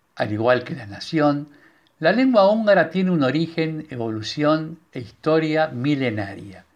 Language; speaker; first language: Spanish; non-native, local second language; Hungarian